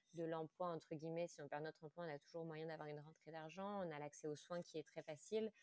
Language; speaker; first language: French; native; French